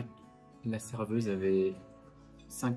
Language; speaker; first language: French; native; French